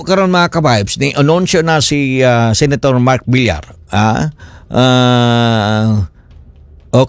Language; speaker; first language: Filipino; non-native, local second language; Cebuano